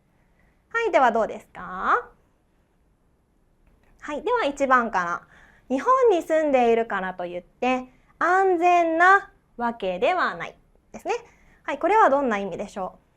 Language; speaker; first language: Japanese; non-native, fluent; Chinese